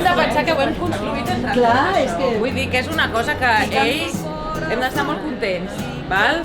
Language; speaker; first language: Catalan; native; Catalan